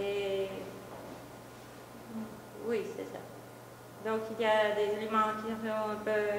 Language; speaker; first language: French; non-native, local second language; English